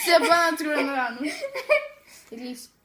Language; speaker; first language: Norwegian; non-native, fluent; Arabic